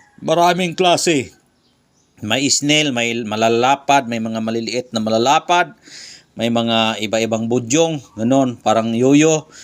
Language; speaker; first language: Filipino; non-native, local second language; Cebuano